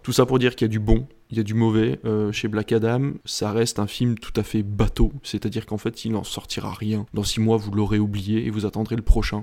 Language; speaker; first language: French; native; French